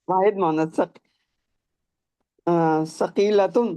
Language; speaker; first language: Arabic; non-native, learner; Urdu